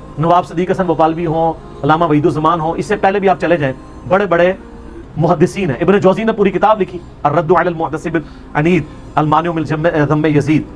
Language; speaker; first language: Urdu; non-native, local second language; Punjabi